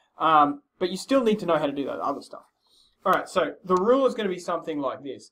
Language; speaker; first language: English; native; English